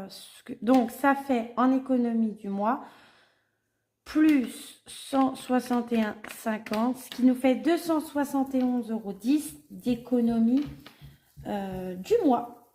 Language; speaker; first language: French; native; French